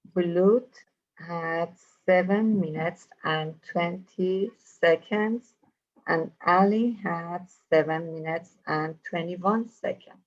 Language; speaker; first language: English; non-native, fluent; Persian